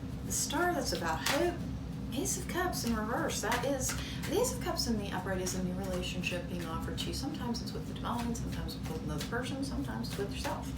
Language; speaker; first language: English; native; English